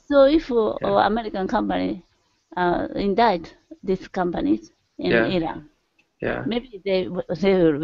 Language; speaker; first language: English; non-native, learner; Japanese